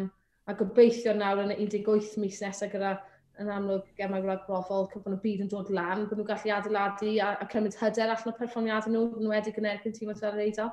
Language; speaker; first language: Welsh; native; Welsh